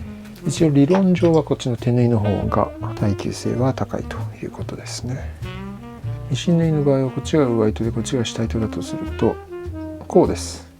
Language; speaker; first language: Japanese; native; Japanese